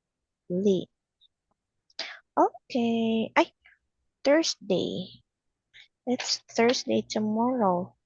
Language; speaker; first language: English; non-native, fluent; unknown